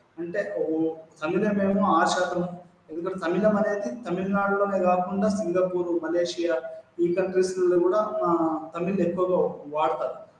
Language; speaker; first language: Telugu; non-native, local second language; Urdu